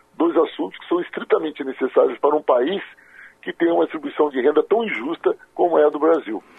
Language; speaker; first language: Portuguese; native; Portuguese